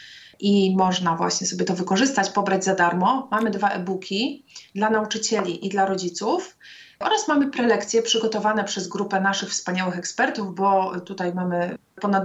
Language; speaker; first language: Polish; native; Polish